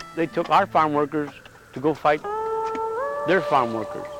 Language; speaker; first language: English; native; English